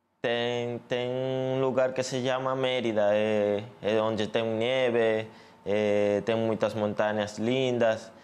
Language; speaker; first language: Portuguese; non-native, learner; Spanish